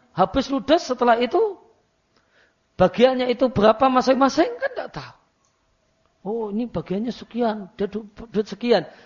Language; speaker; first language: Indonesian; non-native, local second language; Javanese